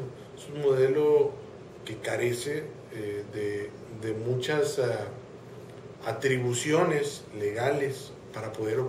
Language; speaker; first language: Spanish; native; Spanish